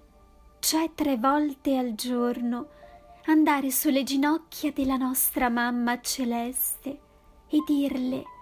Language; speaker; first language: Italian; native; Italian